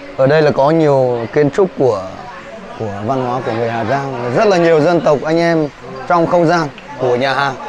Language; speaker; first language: Vietnamese; non-native, local second language; Hmong